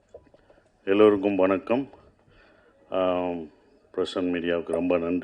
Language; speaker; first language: Tamil; native; Tamil